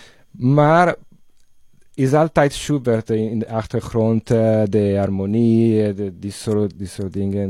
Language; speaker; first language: Dutch; non-native, learner; Italian